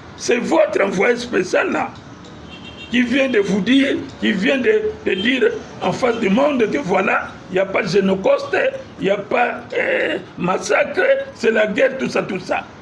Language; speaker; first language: French; non-native, local second language; Lingala